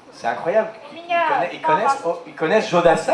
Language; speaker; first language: French; native; French